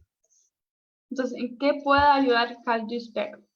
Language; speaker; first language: Spanish; non-native, fluent; German